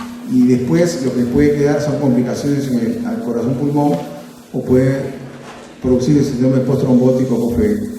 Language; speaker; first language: Spanish; native; Spanish